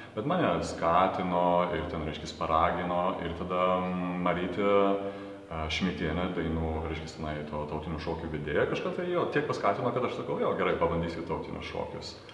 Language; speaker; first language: Lithuanian; early bilingual, heritage; Lithuanian